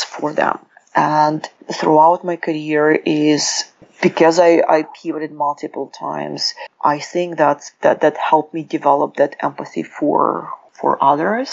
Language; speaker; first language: English; non-native, fluent; Russian